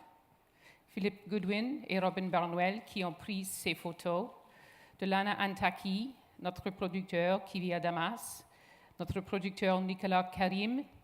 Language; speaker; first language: French; non-native, local second language; English